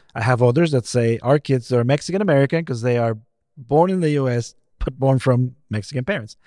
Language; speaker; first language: English; non-native, fluent; Spanish